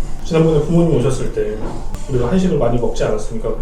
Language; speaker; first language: Korean; native; Korean